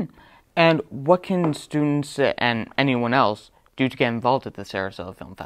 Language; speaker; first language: English; native; English